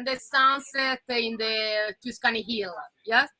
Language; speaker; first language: English; non-native, learner; Italian